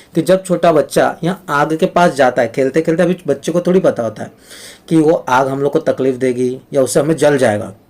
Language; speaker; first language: Hindi; non-native, local second language; Marathi